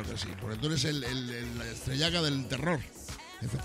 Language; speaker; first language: Spanish; native; Spanish